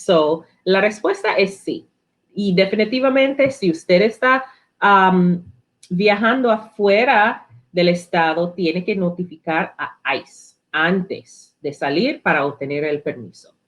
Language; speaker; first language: Spanish; non-native, learner; English